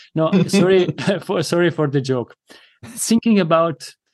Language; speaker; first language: English; non-native, fluent; Italian